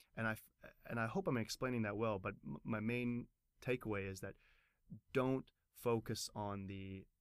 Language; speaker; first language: English; native; English